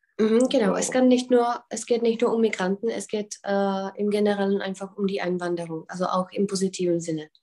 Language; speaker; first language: German; non-native, fluent; Czech